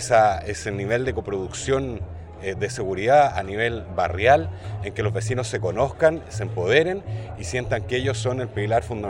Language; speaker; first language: Spanish; native; Spanish